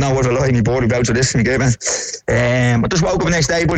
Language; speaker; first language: English; native; English